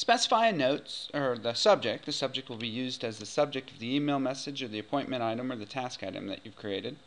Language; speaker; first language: English; native; English